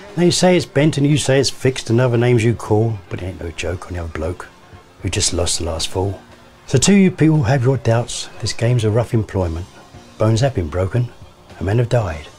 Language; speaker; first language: English; native; English